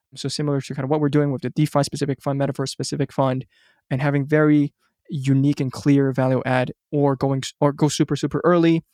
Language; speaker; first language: English; non-native, local second language; Cantonese